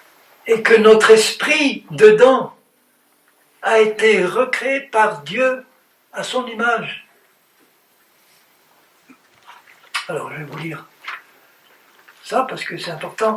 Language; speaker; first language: French; native; French